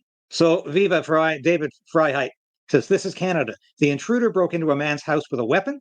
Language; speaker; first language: English; native; English